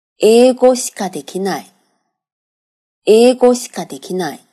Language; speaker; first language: Japanese; non-native, fluent; Chinese